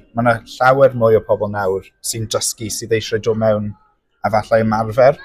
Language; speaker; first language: Welsh; non-native, local second language; English